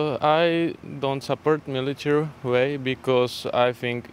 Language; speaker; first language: English; non-native, learner; Slovak